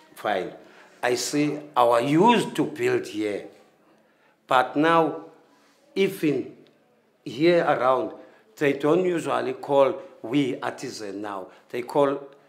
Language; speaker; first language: English; non-native, local second language; Xhosa